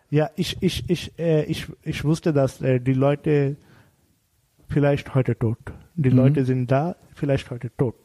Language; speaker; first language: German; non-native, learner; Bangla